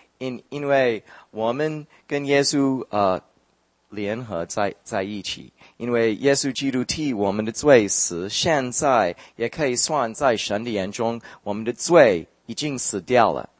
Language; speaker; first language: Chinese; non-native, fluent; English